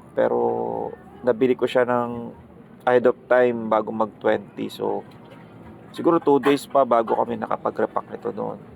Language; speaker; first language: Filipino; native; Filipino